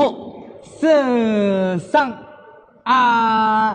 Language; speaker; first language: Chinese; non-native, learner; Japanese